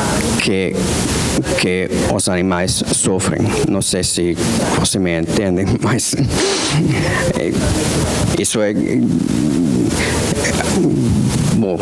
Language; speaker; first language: Portuguese; non-native, fluent; English